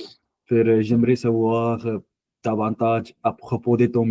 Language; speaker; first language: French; non-native, fluent; Punjabi